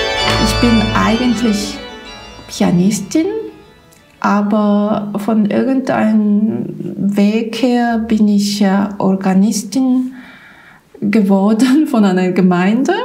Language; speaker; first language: German; non-native, learner; Korean